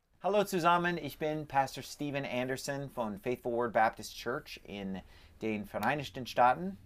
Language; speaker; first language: German; non-native, learner; English